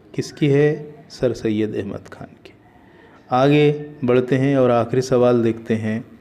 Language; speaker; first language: Hindi; native; Hindi